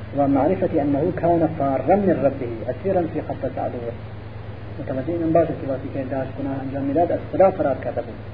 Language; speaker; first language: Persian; non-native, local second language; Central Kurdish